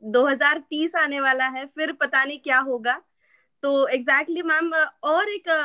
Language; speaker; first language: Hindi; non-native, local second language; Marathi